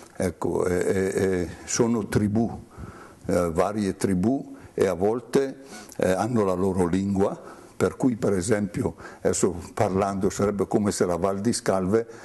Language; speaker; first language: Italian; native; Italian